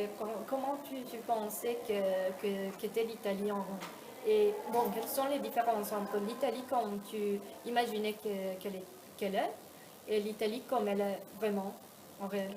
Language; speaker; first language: French; non-native, fluent; Italian